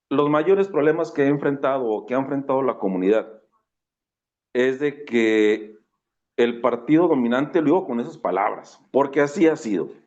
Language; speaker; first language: Spanish; native; Spanish